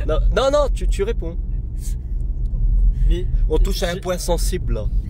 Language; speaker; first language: French; native; French